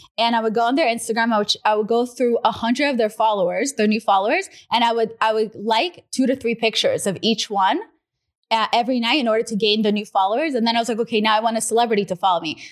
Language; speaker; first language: English; non-native, fluent; Russian